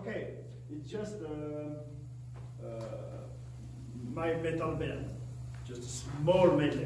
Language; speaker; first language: English; non-native, learner; French